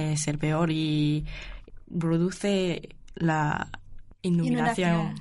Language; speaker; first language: Spanish; non-native, learner; Chinese